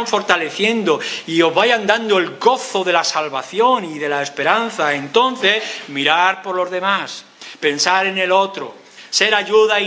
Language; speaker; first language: Spanish; native; Spanish